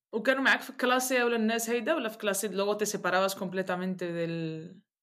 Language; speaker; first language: Spanish; early bilingual, other home language; Arabic